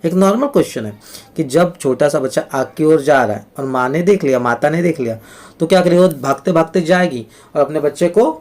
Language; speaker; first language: Hindi; non-native, local second language; Marathi